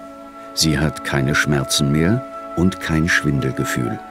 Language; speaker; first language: German; native; German